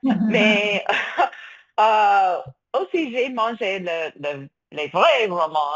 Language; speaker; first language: French; non-native, fluent; English